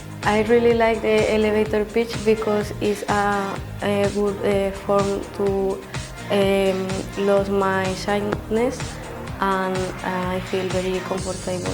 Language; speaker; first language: English; non-native, learner; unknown